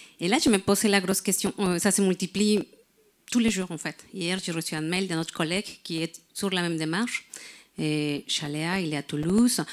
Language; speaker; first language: French; non-native, fluent; Spanish